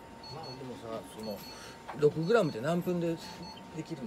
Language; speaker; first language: Japanese; native; Japanese